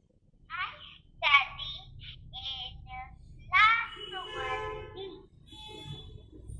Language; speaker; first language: English; non-native, learner; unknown